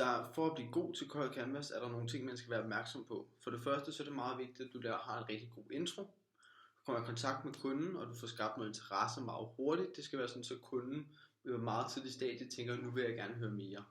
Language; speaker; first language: Danish; native; Danish